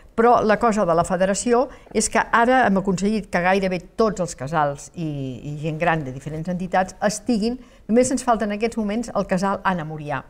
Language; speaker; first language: Catalan; native; Catalan